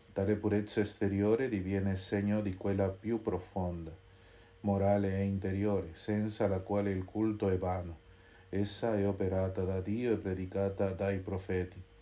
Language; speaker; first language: Italian; non-native, fluent; Spanish